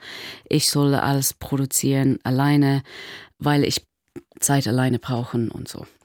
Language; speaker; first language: German; non-native, learner; English